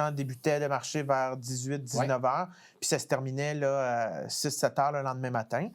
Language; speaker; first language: French; native; French